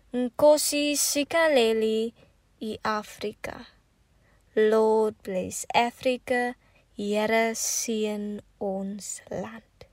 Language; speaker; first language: Afrikaans; native; Afrikaans